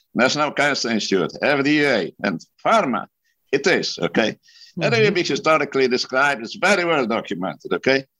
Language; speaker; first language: English; non-native, fluent; Polish